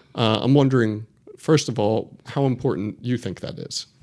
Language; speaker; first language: English; native; English